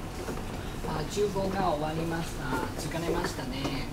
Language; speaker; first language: Japanese; non-native, learner; Cantonese